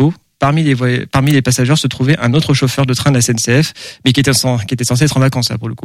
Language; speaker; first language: French; native; French